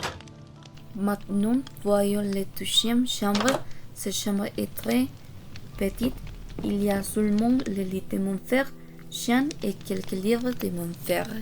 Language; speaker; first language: French; non-native, learner; Korean